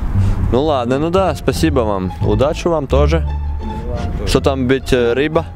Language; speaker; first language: Russian; non-native, learner; Latvian